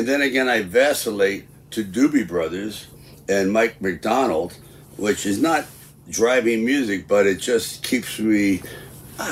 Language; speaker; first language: English; native; English